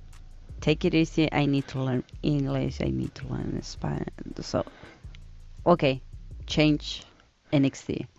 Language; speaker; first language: English; non-native, learner; Spanish